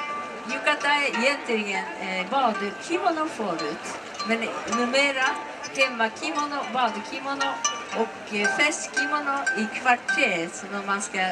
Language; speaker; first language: Swedish; non-native, learner; Japanese